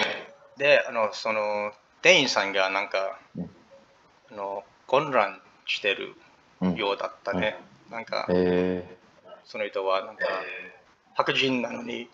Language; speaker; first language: Japanese; non-native, learner; English